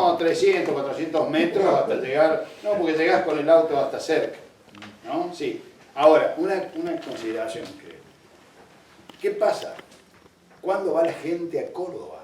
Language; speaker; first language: Spanish; native; Spanish